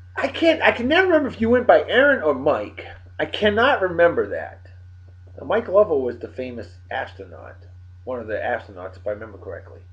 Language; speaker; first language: English; native; English